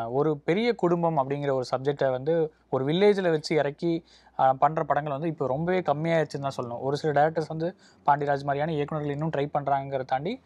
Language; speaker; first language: Tamil; native; Tamil